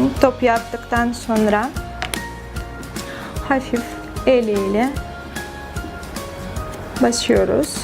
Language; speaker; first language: Turkish; non-native, fluent; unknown